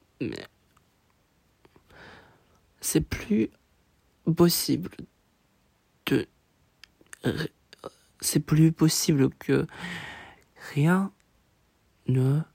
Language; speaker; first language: French; non-native, learner; Chinese